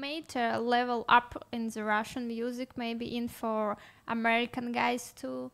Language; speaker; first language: English; non-native, learner; Russian